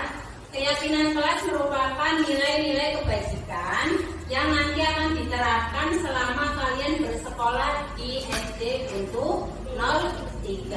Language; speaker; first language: Indonesian; native; Indonesian